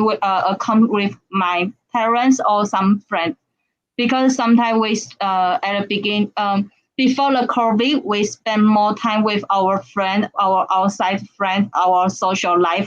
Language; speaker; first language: English; non-native, learner; Chinese